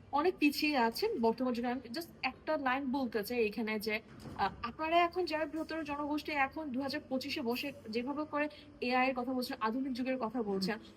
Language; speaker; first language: Bangla; non-native, local second language; Marma